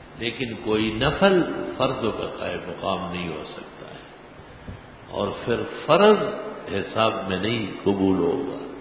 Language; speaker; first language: Urdu; non-native, local second language; Pashto